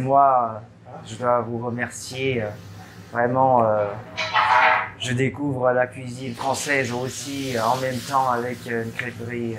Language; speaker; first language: French; non-native, learner; Vietnamese